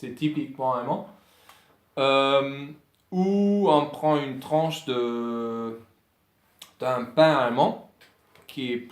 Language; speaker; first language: French; non-native, fluent; German